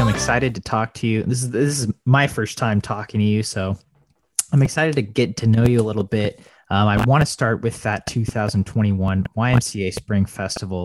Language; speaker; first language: English; native; English